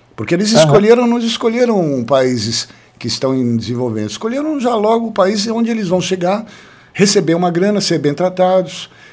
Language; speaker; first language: Portuguese; native; Portuguese